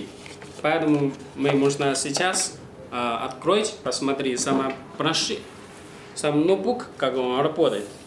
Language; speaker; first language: Russian; non-native, learner; Chinese